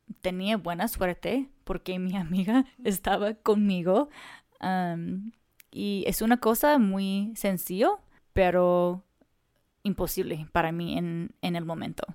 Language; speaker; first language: Spanish; non-native, learner; English